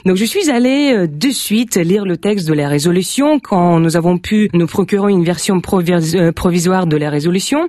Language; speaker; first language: French; non-native, fluent; Russian